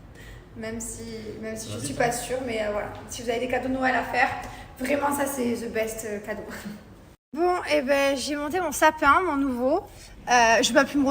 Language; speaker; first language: French; native; French